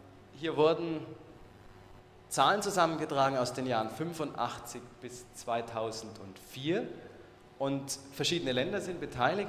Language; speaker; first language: German; native; German